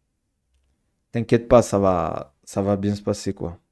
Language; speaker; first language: French; native; French